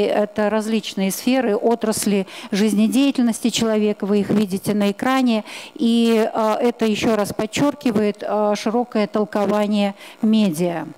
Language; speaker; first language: Russian; native; Russian